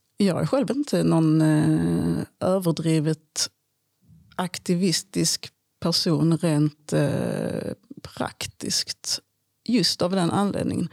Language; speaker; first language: Swedish; early bilingual, other home language; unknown